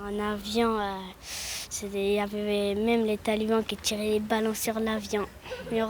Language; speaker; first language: French; early bilingual, other home language; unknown